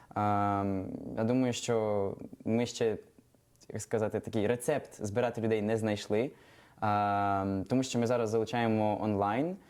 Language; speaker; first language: Ukrainian; native; Ukrainian